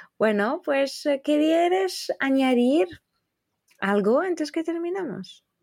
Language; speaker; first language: Spanish; non-native, fluent; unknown